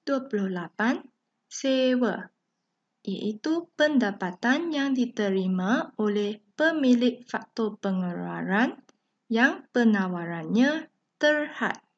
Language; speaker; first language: Malay; non-native, local second language; Chinese